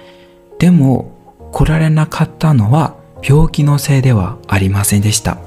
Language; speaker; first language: Japanese; non-native, learner; Burmese